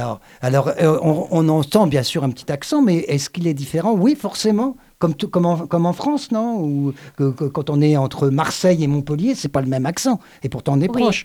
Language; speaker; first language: French; native; French